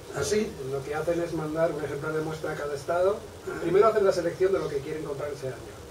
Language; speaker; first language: Spanish; native; Spanish